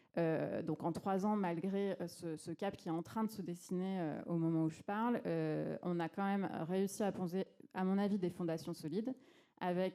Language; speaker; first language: French; native; French